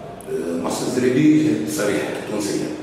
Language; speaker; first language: Arabic; native; Arabic